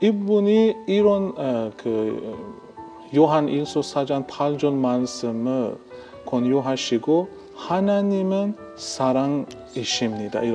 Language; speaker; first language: Korean; non-native, learner; Persian